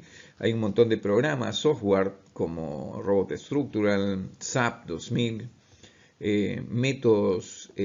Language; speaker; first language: Spanish; native; Spanish